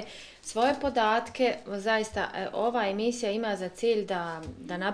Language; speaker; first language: Serbian; native; Serbian